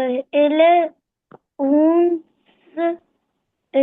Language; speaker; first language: French; non-native, learner; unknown